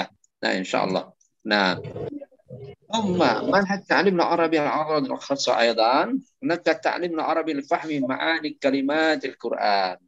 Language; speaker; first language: Arabic; non-native, fluent; Indonesian